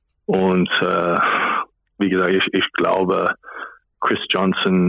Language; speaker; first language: German; non-native, fluent; English